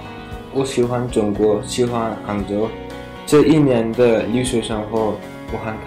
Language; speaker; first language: Chinese; non-native, learner; Nepali